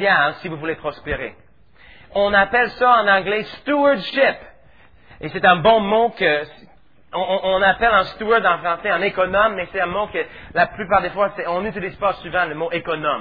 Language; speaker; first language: French; native; French